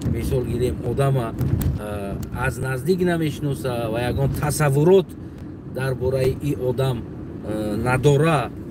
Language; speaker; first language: Tajik; non-native, local second language; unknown